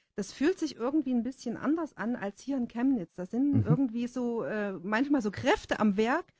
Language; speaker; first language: German; native; German